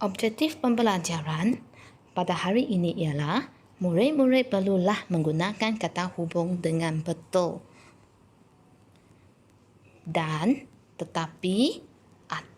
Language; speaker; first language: Indonesian; non-native, local second language; Chinese